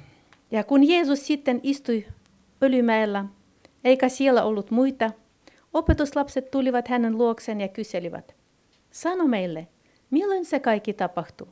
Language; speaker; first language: Finnish; non-native, fluent; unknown